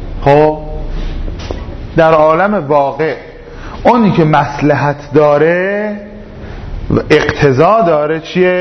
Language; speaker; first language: Persian; native; Persian